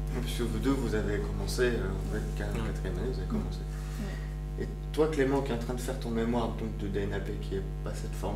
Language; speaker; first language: French; native; French